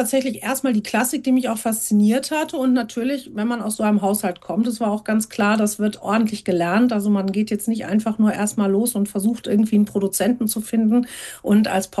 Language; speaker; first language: German; native; German